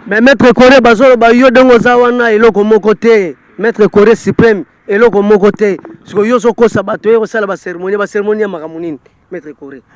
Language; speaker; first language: Lingala; non-native, local second language; Kongo